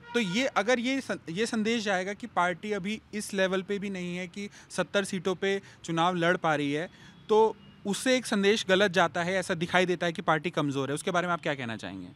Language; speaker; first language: Hindi; native; Hindi